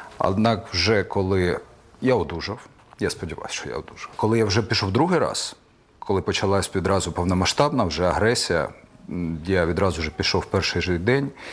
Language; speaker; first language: Ukrainian; native; Ukrainian